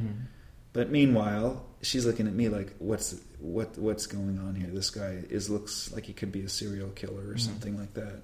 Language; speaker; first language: English; native; English